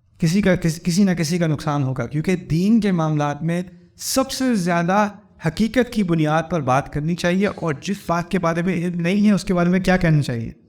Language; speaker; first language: Urdu; early bilingual, heritage; Urdu